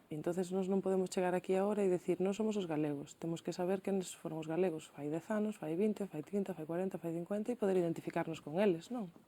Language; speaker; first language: Galician; early bilingual, other home language; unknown